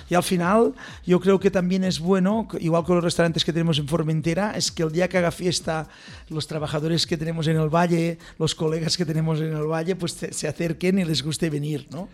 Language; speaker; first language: Spanish; non-native, local second language; Catalan